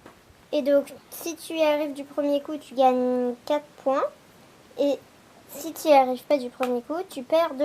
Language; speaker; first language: French; native; French